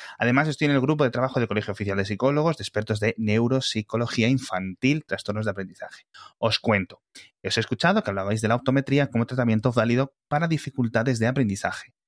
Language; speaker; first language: Spanish; native; Spanish